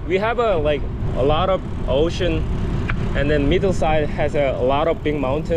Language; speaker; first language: English; non-native, learner; Korean